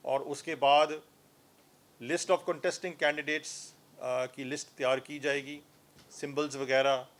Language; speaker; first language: Hindi; non-native, local second language; Punjabi